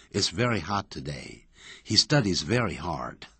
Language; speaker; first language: English; non-native, fluent; Chinese